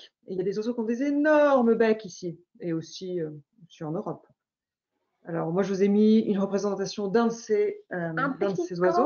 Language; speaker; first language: French; native; French